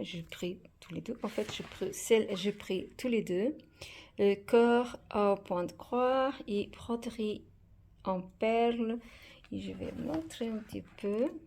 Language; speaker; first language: French; non-native, fluent; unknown